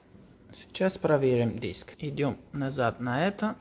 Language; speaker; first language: Russian; non-native, learner; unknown